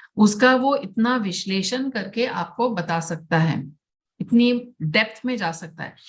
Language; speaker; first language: Hindi; non-native, local second language; Gujarati